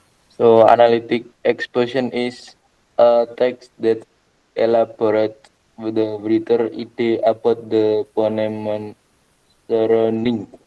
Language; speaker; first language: English; non-native, learner; Indonesian